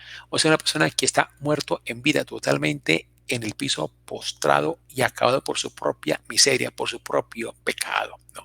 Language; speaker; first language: Spanish; native; Spanish